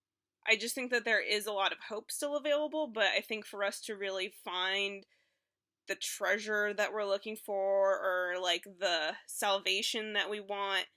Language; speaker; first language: English; native; English